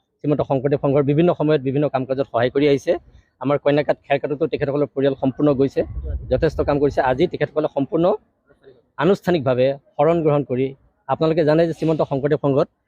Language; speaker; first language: Assamese; native; Assamese